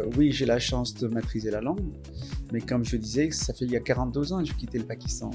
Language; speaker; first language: French; non-native, fluent; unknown